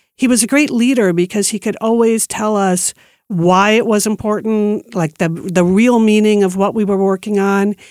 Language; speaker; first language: English; native; English